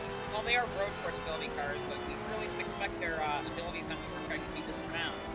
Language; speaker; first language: English; native; English